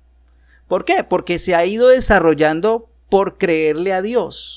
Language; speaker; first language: Spanish; native; Spanish